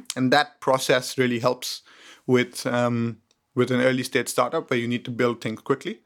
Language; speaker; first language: English; non-native, local second language; Hindi